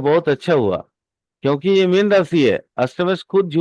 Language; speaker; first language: Hindi; native; Hindi